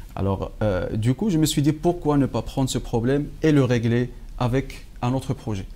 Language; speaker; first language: French; non-native, local second language; Arabic